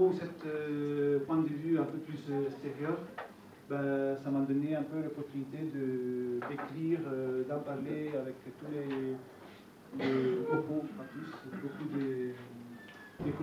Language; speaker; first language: French; non-native, fluent; Italian